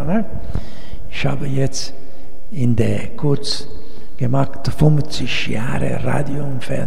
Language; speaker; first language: German; non-native, fluent; Italian